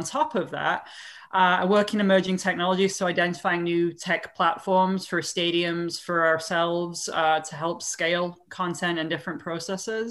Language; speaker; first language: English; native; English